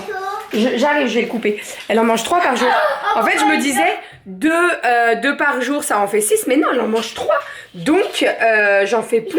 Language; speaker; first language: French; native; French